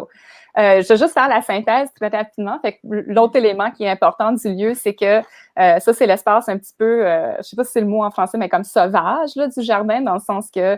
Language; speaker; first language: French; native; French